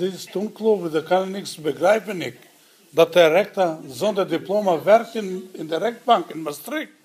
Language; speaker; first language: Dutch; non-native, learner; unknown